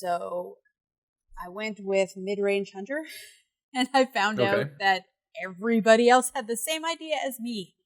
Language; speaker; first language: English; native; English